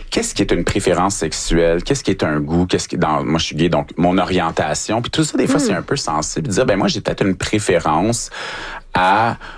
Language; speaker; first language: French; native; French